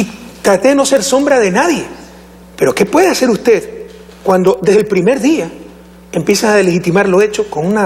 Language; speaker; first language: Spanish; native; Spanish